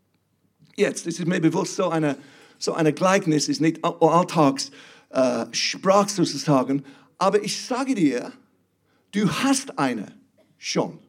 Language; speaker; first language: German; non-native, fluent; English